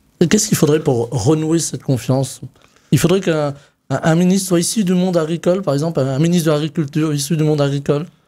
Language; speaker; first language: French; native; French